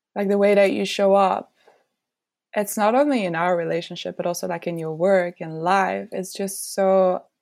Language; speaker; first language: English; non-native, fluent; Dutch